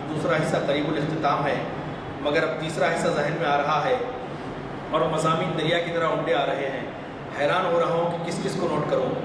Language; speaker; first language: Urdu; native; Urdu